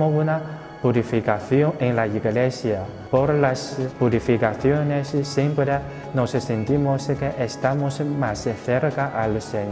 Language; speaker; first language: Spanish; non-native, fluent; Chinese